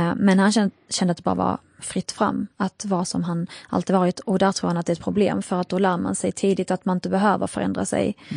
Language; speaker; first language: Swedish; early bilingual, other home language; Arabic